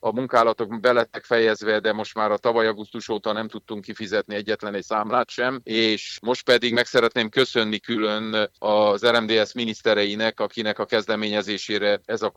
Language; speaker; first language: Hungarian; native; Hungarian